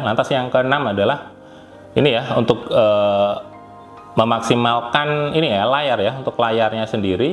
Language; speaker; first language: Indonesian; native; Indonesian